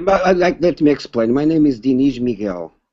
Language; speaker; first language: English; non-native, learner; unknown